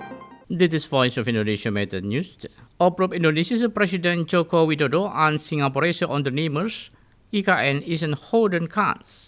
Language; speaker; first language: Dutch; non-native, fluent; Indonesian